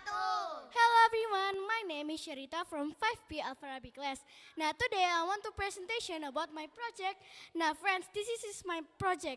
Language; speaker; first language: English; non-native, learner; Indonesian